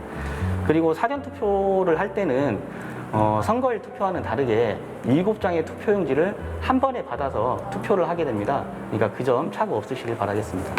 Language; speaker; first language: Korean; native; Korean